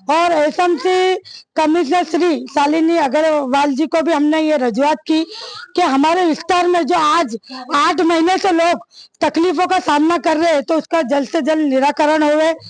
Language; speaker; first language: Hindi; native; Hindi